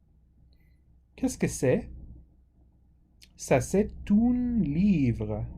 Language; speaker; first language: French; non-native, fluent; English